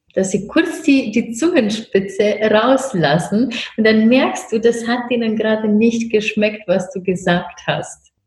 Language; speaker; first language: German; non-native, fluent; Romanian